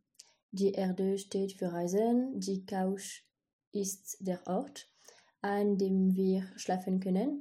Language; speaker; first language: German; non-native, learner; French